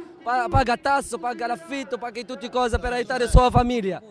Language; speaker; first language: Italian; non-native, learner; Arabic